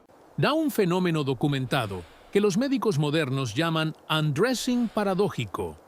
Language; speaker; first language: Spanish; native; Spanish